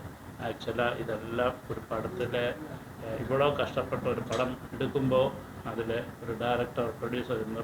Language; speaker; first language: Tamil; non-native, learner; Malayalam